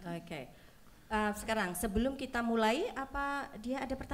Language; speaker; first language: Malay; non-native, learner; English